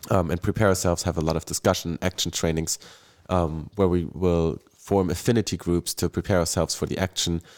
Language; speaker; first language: English; non-native, fluent; German